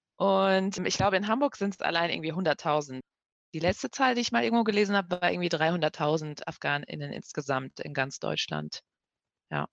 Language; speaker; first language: German; early bilingual, other home language; Persian